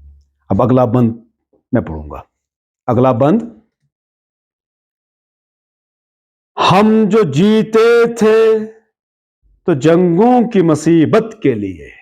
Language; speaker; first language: Urdu; native; Urdu